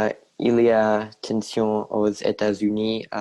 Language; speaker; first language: French; non-native, learner; English